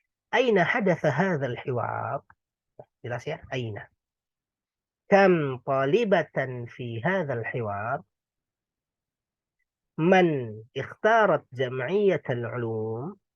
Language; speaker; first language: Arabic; non-native, fluent; Indonesian